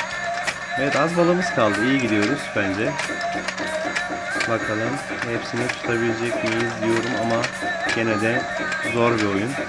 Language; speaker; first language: Turkish; native; Turkish